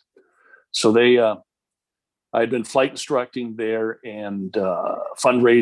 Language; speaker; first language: English; native; English